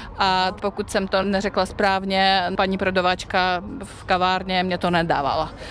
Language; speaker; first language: Czech; non-native, fluent; Russian